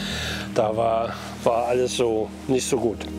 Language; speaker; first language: German; native; German